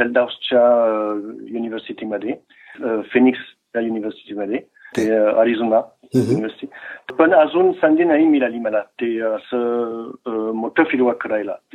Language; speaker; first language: Marathi; non-native, fluent; French